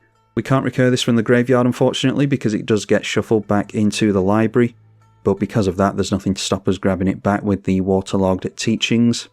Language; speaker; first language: English; native; English